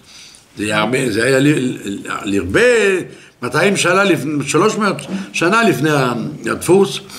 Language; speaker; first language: Hebrew; non-native, fluent; French